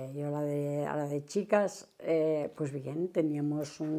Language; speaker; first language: Spanish; native; Spanish